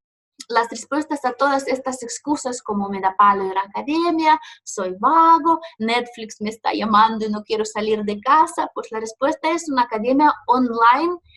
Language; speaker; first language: Spanish; non-native, fluent; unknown